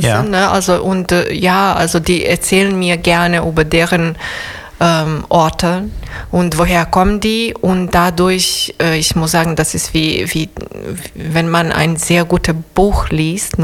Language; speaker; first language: German; non-native, fluent; Serbian